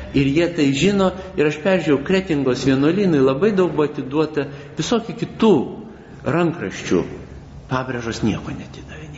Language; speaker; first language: Lithuanian; native; Lithuanian